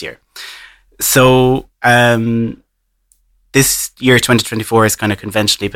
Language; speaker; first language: English; native; English